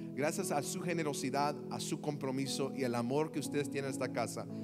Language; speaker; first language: Spanish; early bilingual, heritage; Spanish